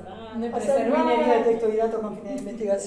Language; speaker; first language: Spanish; native; Spanish